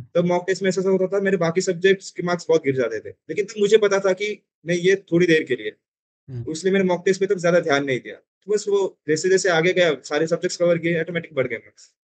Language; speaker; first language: Hindi; non-native, local second language; Marathi